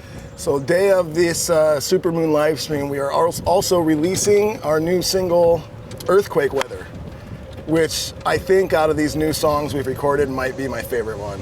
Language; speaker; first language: English; native; English